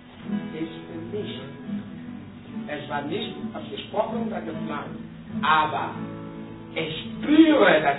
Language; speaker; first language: German; non-native, learner; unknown